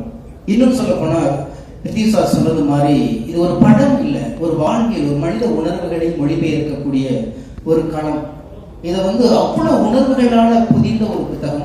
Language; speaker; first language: Tamil; native; Tamil